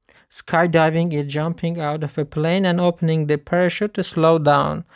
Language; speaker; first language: English; non-native, fluent; Turkish